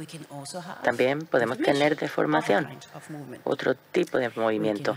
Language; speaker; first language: Spanish; non-native, fluent; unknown